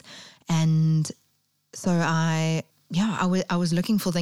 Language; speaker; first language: English; native; English